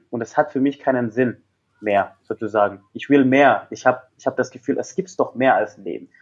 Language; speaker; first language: German; non-native, fluent; Indonesian